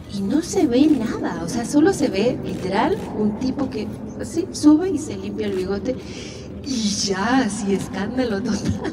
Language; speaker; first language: Spanish; native; Spanish